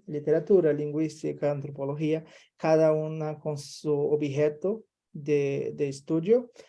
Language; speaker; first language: Spanish; non-native, learner; Portuguese